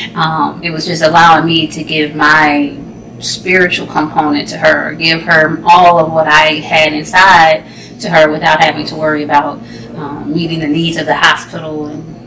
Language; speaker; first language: English; native; English